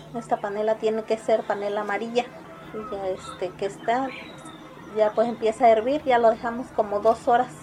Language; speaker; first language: Spanish; native; Spanish